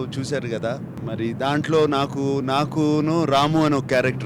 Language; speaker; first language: Telugu; native; Telugu